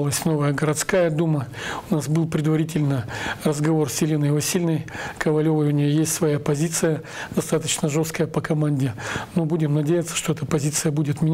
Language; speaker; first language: Russian; native; Russian